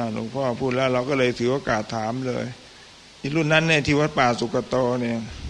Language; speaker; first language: Thai; native; Thai